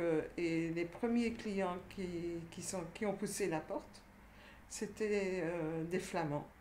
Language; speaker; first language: French; native; French